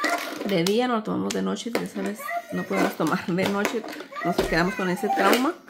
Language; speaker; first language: Spanish; native; Spanish